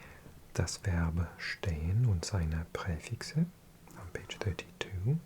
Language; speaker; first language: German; non-native, learner; English